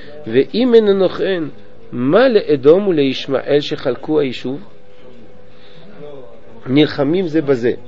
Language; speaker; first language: Hebrew; non-native, fluent; French